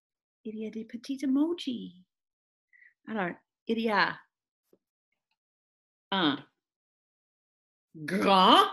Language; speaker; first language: French; non-native, fluent; English